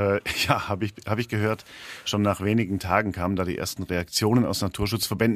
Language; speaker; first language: German; native; German